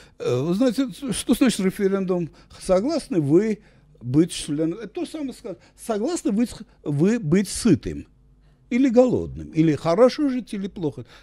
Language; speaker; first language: Russian; non-native, local second language; Armenian